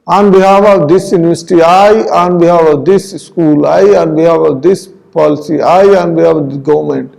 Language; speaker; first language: English; non-native, local second language; Hindi